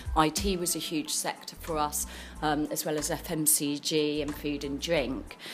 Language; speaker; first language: English; native; English